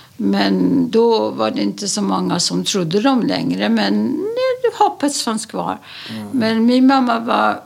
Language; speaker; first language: Swedish; early bilingual, other home language; Polish